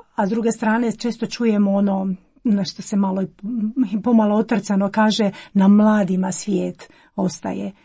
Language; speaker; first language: Croatian; native; Croatian